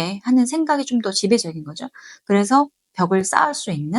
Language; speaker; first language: Korean; native; Korean